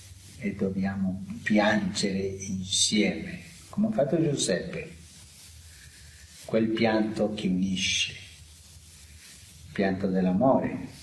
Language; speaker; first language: Italian; non-native, fluent; Spanish